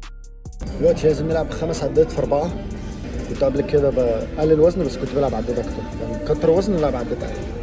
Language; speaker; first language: Arabic; native; Arabic